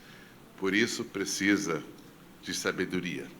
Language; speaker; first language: Portuguese; non-native, fluent; English